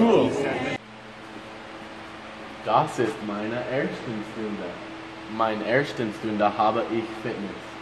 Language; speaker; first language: German; non-native, learner; English